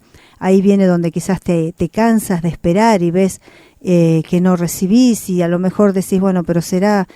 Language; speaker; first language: Spanish; native; Spanish